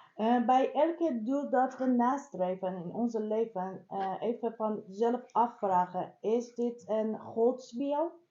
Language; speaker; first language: Dutch; non-native, learner; Persian